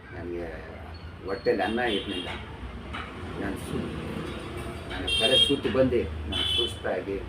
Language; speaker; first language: Kannada; non-native, local second language; Urdu